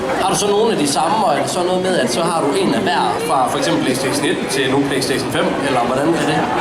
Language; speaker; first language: Danish; native; Danish